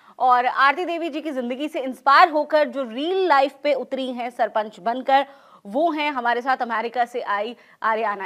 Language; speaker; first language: Hindi; native; Hindi